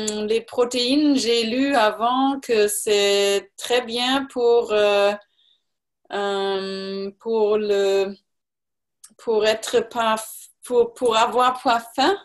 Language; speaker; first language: French; non-native, learner; German